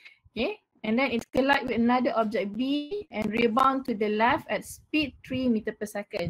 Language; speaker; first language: English; non-native, local second language; Malay